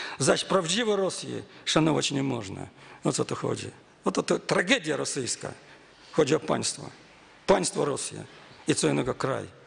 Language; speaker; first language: Polish; non-native, fluent; Russian